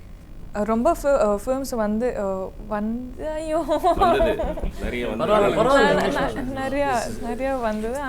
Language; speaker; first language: Tamil; non-native, learner; Kodava